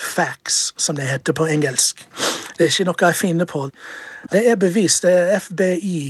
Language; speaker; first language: Norwegian; non-native, fluent; English